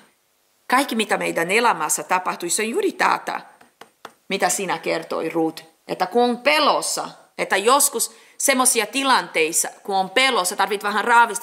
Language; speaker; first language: Finnish; non-native, learner; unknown